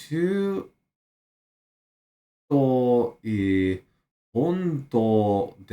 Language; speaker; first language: Japanese; non-native, learner; English